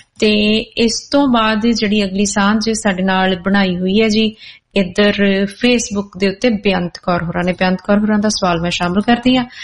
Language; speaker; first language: Punjabi; native; Punjabi